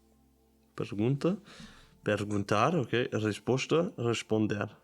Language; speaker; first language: Portuguese; non-native, learner; German